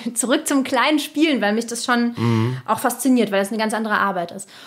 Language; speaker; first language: German; early bilingual, other home language; Russian